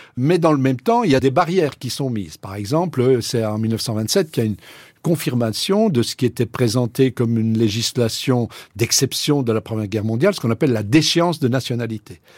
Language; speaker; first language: French; native; French